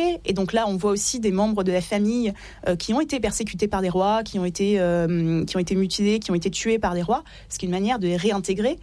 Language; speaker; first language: French; native; French